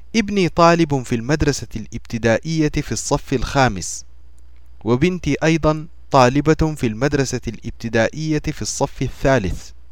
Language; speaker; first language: Arabic; non-native, learner; English